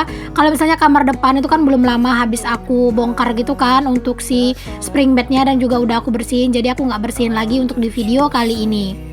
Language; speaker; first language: Indonesian; native; Indonesian